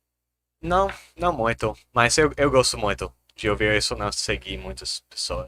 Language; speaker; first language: Portuguese; non-native, fluent; English